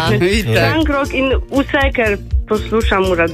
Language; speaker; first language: Slovenian; non-native, learner; Polish